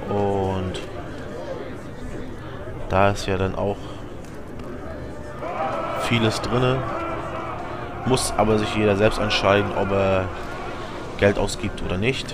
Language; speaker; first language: German; native; German